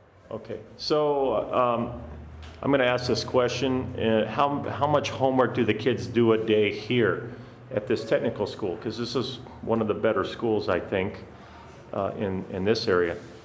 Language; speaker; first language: English; native; English